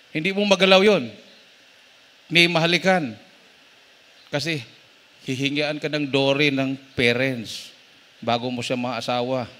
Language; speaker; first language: Filipino; non-native, local second language; Cebuano